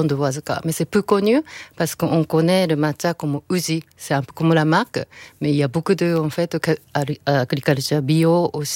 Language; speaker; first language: French; non-native, learner; Japanese